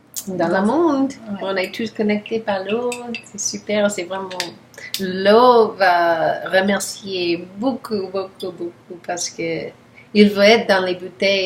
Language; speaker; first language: French; non-native, learner; English